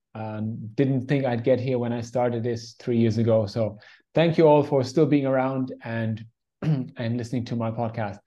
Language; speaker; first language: English; non-native, fluent; German